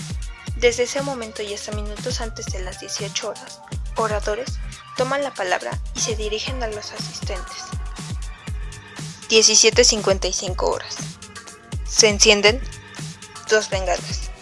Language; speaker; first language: Spanish; native; Spanish